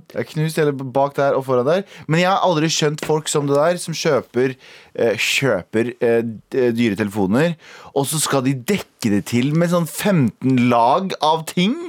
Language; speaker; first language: Norwegian; early bilingual, other home language; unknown